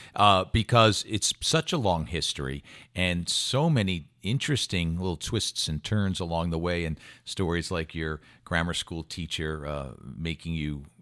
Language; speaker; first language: English; native; English